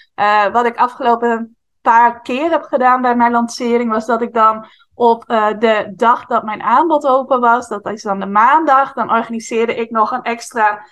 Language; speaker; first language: Dutch; native; Dutch